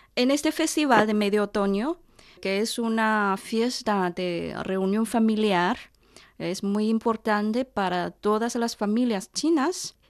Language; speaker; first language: Spanish; non-native, fluent; Chinese